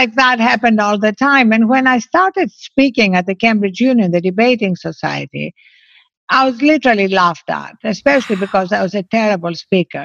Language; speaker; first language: English; non-native, fluent; Greek